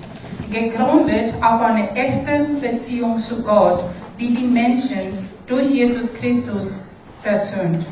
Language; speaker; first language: German; non-native, fluent; Spanish